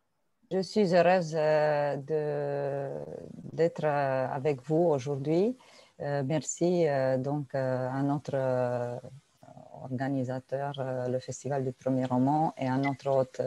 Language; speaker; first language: French; native; French